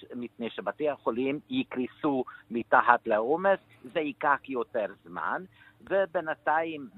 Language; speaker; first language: Hebrew; non-native, fluent; Hungarian